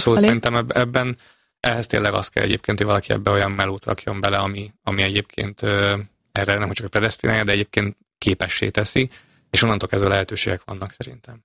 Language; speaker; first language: Hungarian; native; Hungarian